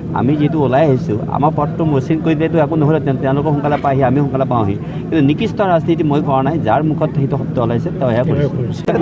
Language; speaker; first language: Assamese; native; Assamese